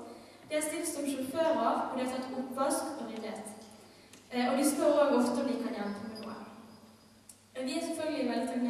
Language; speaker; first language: Norwegian; native; Norwegian